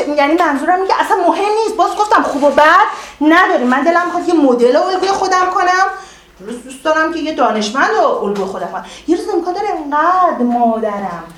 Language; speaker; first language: Persian; native; Persian